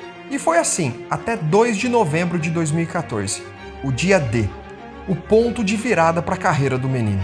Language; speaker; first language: Portuguese; native; Portuguese